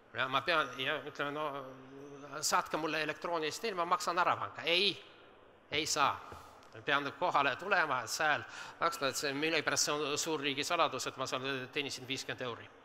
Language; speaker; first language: Estonian; non-native, local second language; Russian